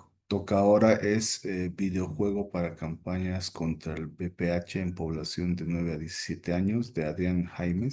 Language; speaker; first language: Spanish; native; Spanish